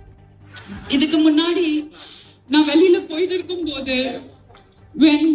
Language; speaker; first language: Tamil; non-native, fluent; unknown